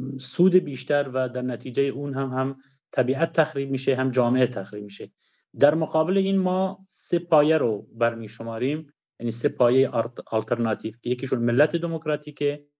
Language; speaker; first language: Persian; non-native, local second language; Kurdish